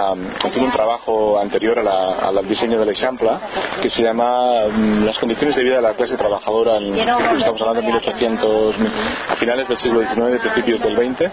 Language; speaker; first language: Spanish; native; Spanish